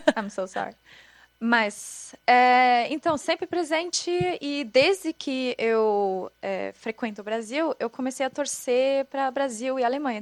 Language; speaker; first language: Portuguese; non-native, fluent; German